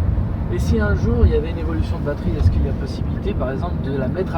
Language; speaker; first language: French; native; French